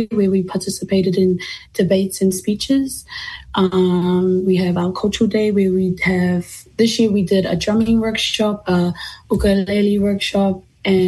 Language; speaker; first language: English; native; English